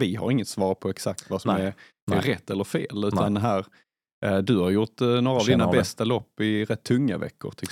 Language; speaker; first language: Swedish; native; Swedish